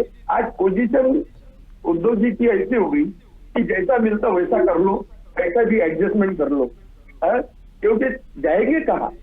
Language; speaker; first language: Hindi; non-native, local second language; Marathi